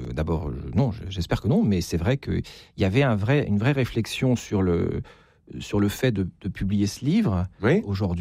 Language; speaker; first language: French; native; French